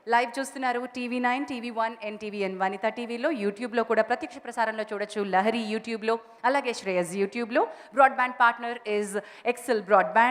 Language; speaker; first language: Telugu; native; Telugu